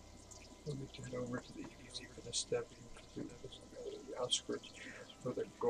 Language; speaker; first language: English; native; English